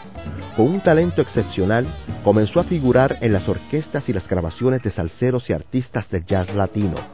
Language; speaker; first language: Spanish; native; Spanish